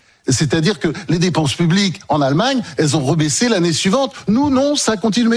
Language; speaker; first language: French; native; French